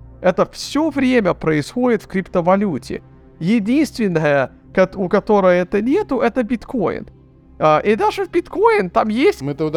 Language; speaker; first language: Russian; early bilingual, heritage; Russian